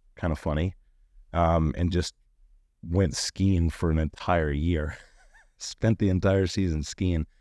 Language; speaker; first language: English; native; English